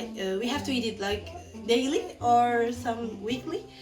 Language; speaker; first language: English; non-native, fluent; Arabic